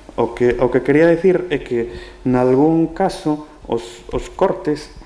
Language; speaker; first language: Galician; non-native, local second language; Spanish